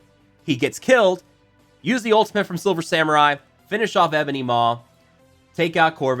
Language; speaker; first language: English; native; English